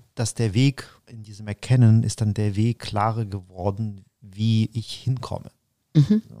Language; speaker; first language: German; non-native, fluent; Ukrainian